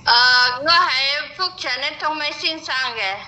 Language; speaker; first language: Cantonese; non-native, learner; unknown